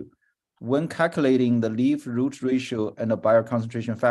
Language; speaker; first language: English; non-native, fluent; Chinese